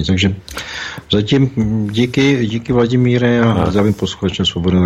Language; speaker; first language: Czech; native; Czech